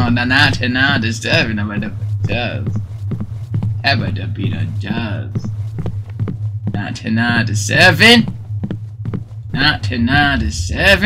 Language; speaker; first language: English; native; English